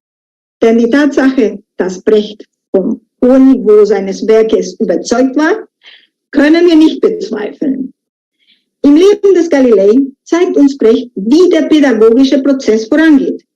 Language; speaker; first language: German; non-native, fluent; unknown